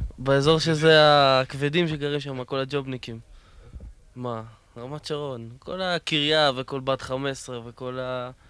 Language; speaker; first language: Hebrew; native; Hebrew